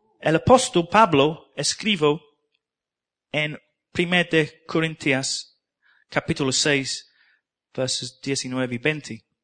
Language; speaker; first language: Spanish; non-native, learner; English